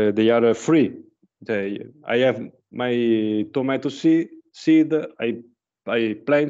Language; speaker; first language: English; non-native, learner; Italian